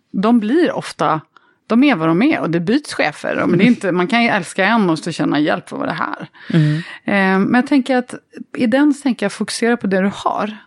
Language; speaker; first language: Swedish; native; Swedish